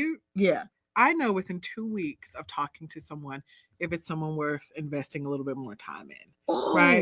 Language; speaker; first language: English; native; English